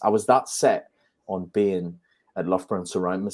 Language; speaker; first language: English; native; English